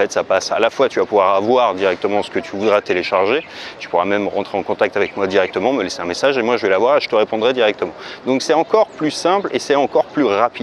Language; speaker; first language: French; native; French